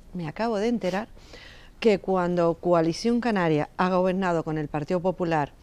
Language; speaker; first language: Spanish; native; Spanish